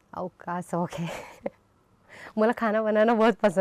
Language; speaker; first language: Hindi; non-native, local second language; Chhattisgarhi